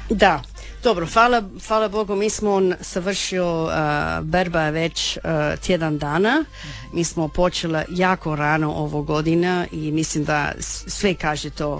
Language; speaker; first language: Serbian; early bilingual, heritage; Croatian